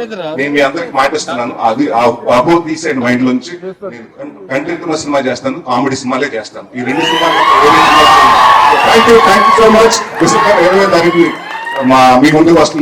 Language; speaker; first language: Telugu; native; Telugu